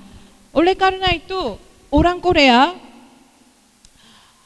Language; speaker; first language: Indonesian; non-native, fluent; Korean